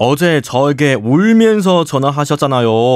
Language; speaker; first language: Korean; non-native, learner; Chinese